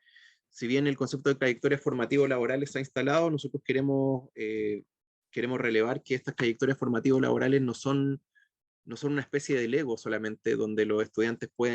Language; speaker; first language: Spanish; native; Spanish